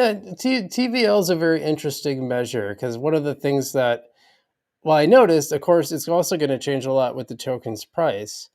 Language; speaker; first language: English; native; English